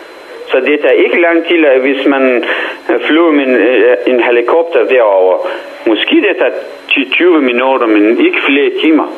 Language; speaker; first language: Danish; non-native, fluent; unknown